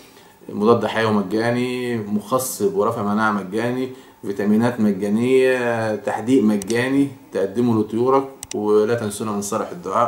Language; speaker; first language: Arabic; native; Arabic